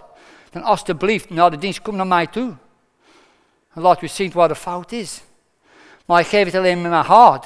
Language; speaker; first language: Dutch; non-native, fluent; English